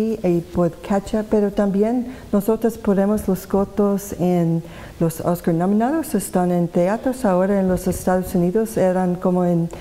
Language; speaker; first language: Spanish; non-native, learner; English